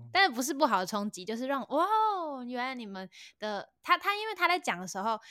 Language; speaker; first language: Chinese; native; Chinese